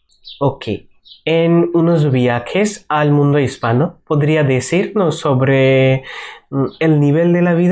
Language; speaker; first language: Spanish; non-native, learner; Bangla